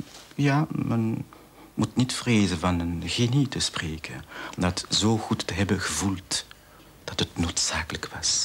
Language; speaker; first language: Dutch; non-native, fluent; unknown